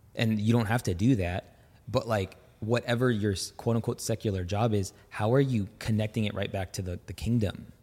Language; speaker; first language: English; native; English